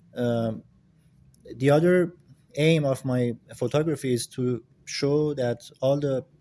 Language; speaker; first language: English; non-native, fluent; Persian